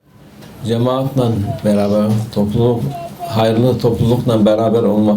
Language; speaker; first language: Turkish; native; Turkish